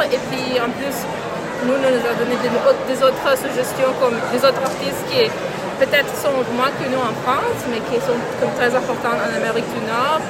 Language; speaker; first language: French; non-native, local second language; English